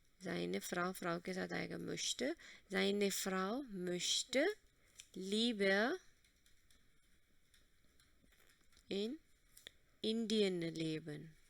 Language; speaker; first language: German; non-native, fluent; Hindi